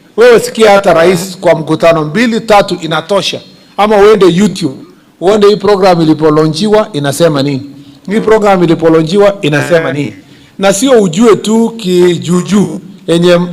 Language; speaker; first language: Swahili; non-native, local second language; Kalenjin